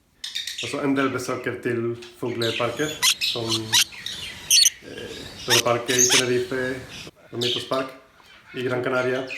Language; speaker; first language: Norwegian; non-native, learner; Spanish